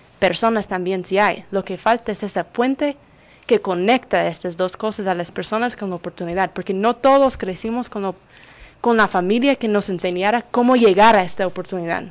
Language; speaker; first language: Spanish; non-native, fluent; English